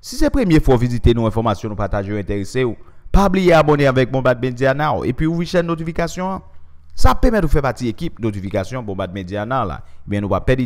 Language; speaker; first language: French; non-native, local second language; Haitian Creole